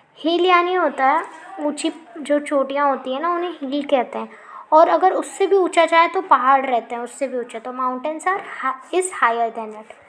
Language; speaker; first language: Hindi; native; Hindi